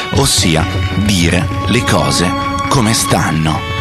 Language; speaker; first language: Italian; native; Italian